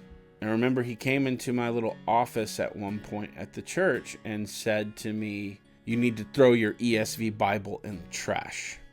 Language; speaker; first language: English; native; English